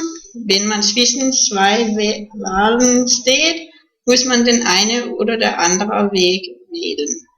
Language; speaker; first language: German; non-native, learner; Danish